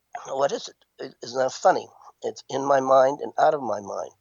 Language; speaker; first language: English; native; English